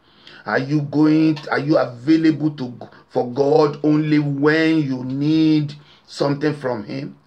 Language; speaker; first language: English; non-native, local second language; Yoruba